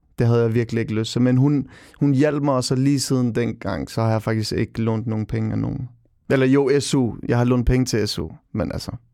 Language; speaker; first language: Danish; early bilingual, other home language; Albanian